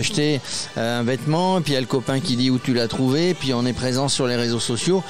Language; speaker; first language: French; native; French